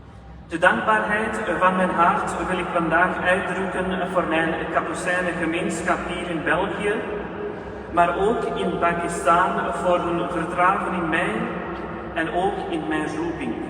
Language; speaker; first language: Dutch; non-native, fluent; Urdu